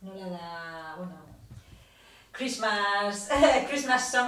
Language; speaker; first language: Basque; non-native, local second language; Spanish